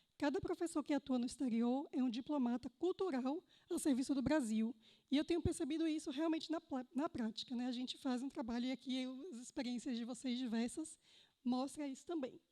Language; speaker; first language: Portuguese; native; Portuguese